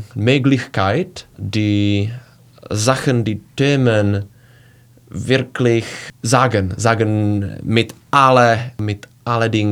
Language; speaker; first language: German; non-native, learner; Czech